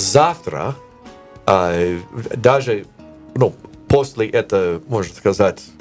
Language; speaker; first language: Ukrainian; non-native, learner; English